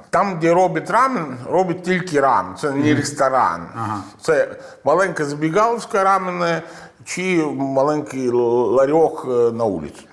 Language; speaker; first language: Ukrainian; non-native, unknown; Italian